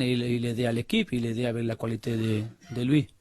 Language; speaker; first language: French; non-native, learner; Spanish